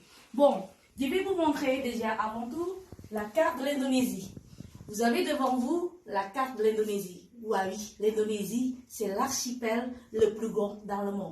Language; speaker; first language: French; non-native, fluent; Indonesian